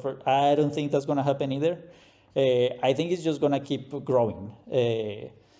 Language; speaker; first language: English; non-native, fluent; Spanish